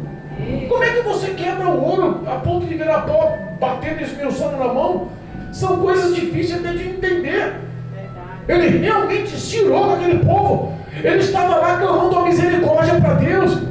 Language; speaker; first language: Portuguese; native; Portuguese